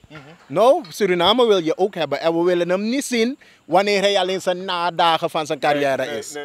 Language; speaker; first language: Dutch; native; Dutch